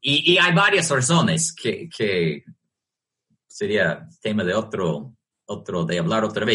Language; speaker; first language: Spanish; non-native, fluent; English